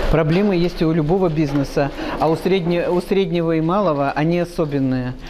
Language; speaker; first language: Russian; native; Russian